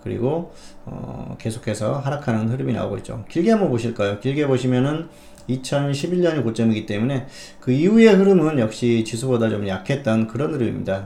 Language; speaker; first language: Korean; native; Korean